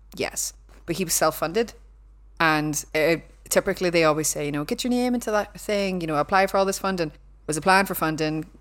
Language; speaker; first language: English; native; English